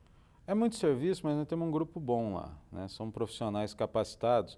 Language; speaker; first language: Portuguese; native; Portuguese